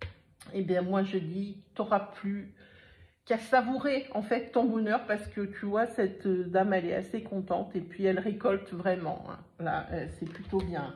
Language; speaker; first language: French; native; French